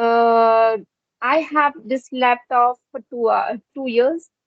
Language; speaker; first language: English; non-native, local second language; Hindi